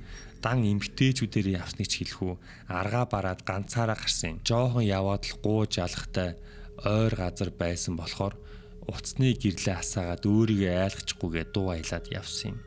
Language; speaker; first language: Mongolian; native; Mongolian